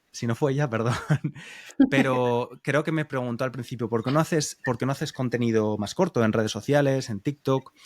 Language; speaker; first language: Spanish; native; Spanish